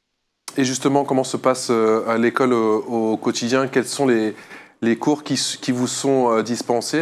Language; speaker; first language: French; native; French